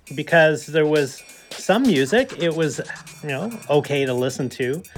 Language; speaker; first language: English; native; English